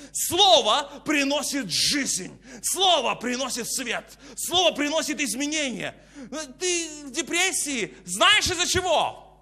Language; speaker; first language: Russian; native; Russian